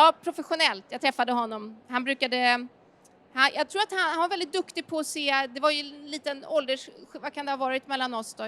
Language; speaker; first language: Swedish; non-native, fluent; Polish